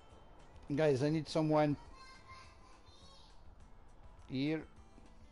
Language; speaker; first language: English; non-native, learner; Portuguese